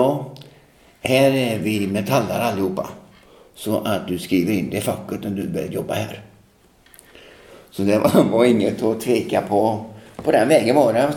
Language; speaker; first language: Swedish; native; Swedish